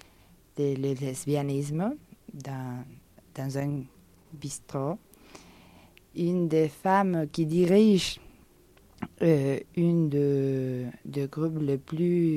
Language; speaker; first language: French; non-native, fluent; Spanish